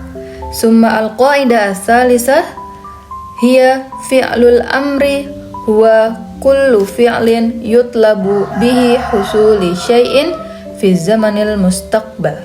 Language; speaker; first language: Arabic; non-native, fluent; Indonesian